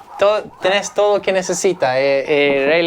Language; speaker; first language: Spanish; non-native, learner; English